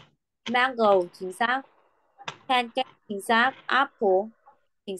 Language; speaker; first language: Vietnamese; native; Vietnamese